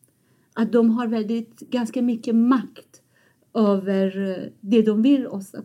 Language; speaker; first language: Swedish; non-native, fluent; Persian